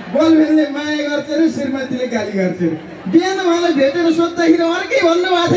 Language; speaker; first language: Nepali; native; Nepali